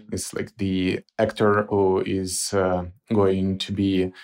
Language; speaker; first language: English; non-native, fluent; Ukrainian